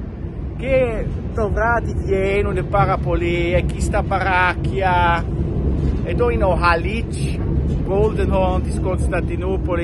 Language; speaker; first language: Greek; non-native, learner; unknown